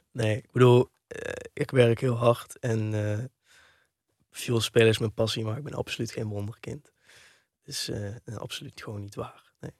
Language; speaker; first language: Dutch; native; Dutch